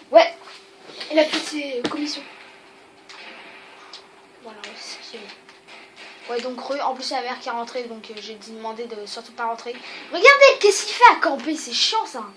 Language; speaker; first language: French; native; French